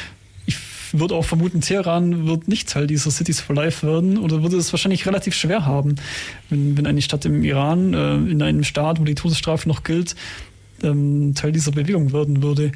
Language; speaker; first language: German; native; German